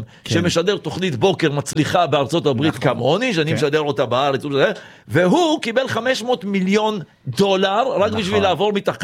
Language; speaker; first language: Hebrew; native; Hebrew